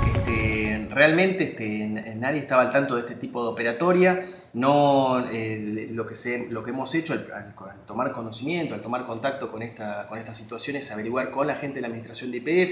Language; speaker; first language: Spanish; native; Spanish